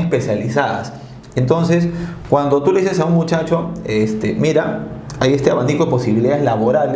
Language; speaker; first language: Spanish; native; Spanish